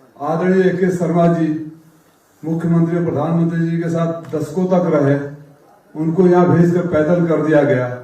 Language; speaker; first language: Hindi; native; Hindi